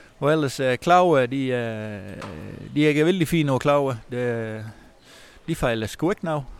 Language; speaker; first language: Danish; non-native, fluent; Dutch